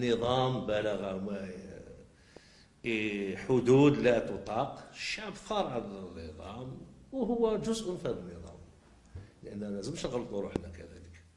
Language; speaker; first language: Arabic; native; Arabic